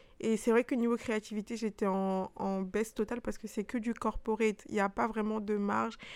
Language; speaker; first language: French; early bilingual, other home language; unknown